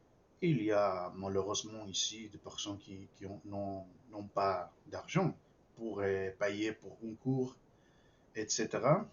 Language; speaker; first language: French; non-native, fluent; Spanish